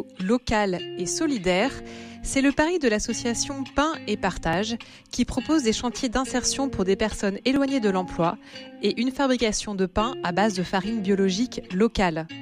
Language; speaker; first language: French; native; French